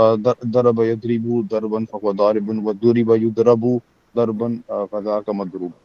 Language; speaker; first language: Arabic; non-native, learner; Urdu